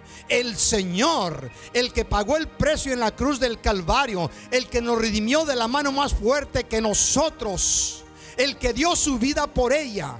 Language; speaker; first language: Spanish; native; Spanish